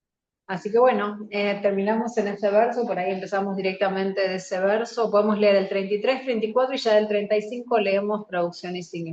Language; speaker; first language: Spanish; native; Spanish